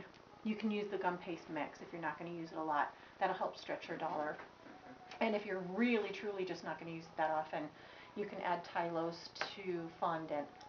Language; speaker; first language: English; native; English